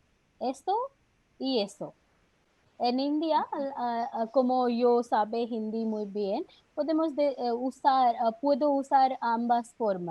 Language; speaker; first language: Spanish; non-native, learner; Hindi